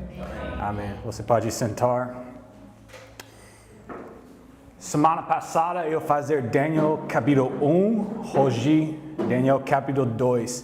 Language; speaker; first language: Portuguese; non-native, learner; English